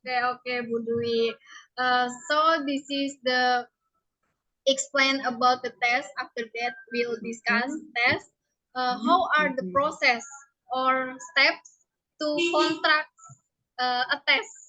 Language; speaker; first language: English; non-native, learner; Indonesian